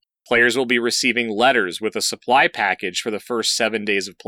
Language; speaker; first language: English; native; English